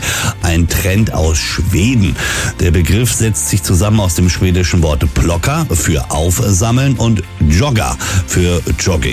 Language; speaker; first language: German; native; German